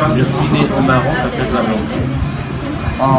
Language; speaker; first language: French; non-native, local second language; Arabic